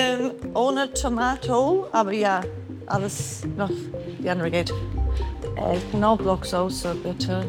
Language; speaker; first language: German; non-native, learner; English